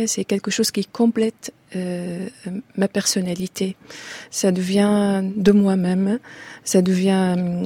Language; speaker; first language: French; non-native, fluent; Arabic